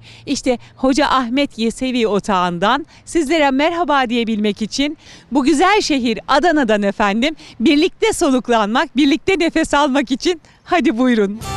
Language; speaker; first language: Turkish; native; Turkish